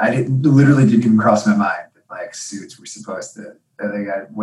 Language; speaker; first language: English; native; English